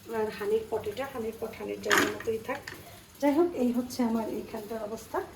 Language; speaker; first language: Bangla; native; Bangla